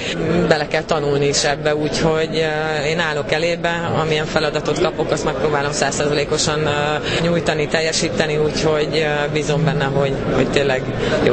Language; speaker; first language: Hungarian; native; Hungarian